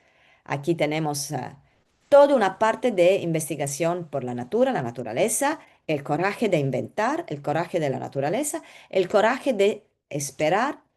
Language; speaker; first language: Spanish; non-native, learner; Italian